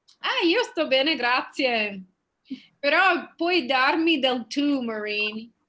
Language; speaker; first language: Italian; non-native, fluent; English